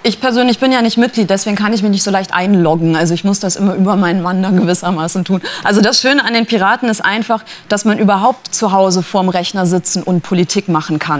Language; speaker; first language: German; native; German